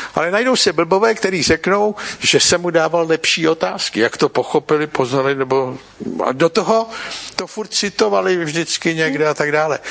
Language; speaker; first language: Czech; native; Czech